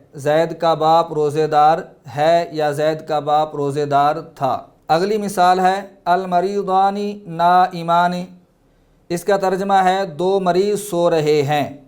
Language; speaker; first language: Urdu; native; Urdu